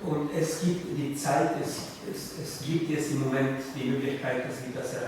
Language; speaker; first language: German; non-native, fluent; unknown